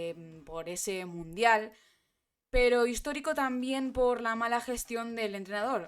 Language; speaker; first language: Spanish; native; Spanish